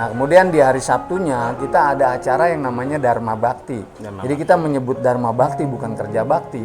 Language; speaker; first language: Indonesian; native; Indonesian